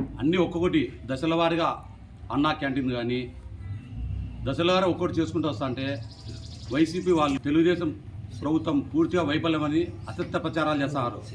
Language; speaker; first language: Telugu; native; Telugu